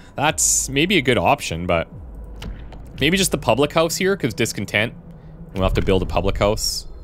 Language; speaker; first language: English; native; English